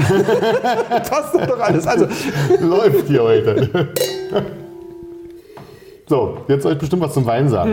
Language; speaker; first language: German; native; German